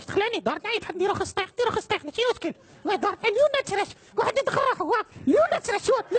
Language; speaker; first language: Arabic; native; Arabic